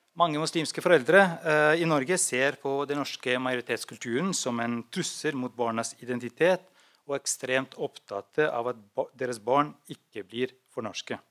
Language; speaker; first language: Norwegian; non-native, fluent; Albanian